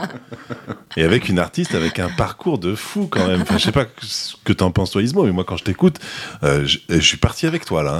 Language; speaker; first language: French; native; French